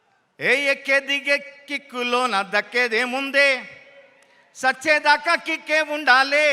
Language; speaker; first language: Telugu; native; Telugu